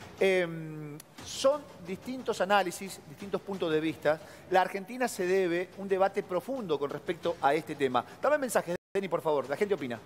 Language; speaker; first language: Spanish; native; Spanish